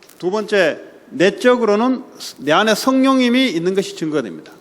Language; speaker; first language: Korean; native; Korean